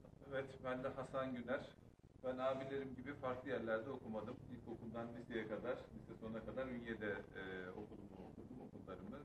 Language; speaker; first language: Turkish; native; Turkish